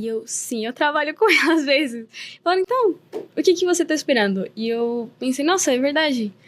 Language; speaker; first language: Portuguese; non-native, fluent; Spanish